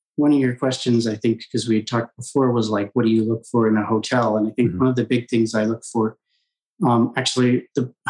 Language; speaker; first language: English; native; English